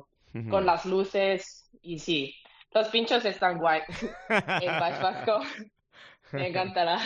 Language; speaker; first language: Spanish; non-native, learner; Finnish